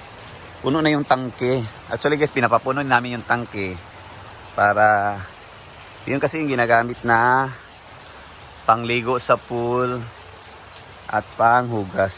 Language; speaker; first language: Filipino; non-native, local second language; Cebuano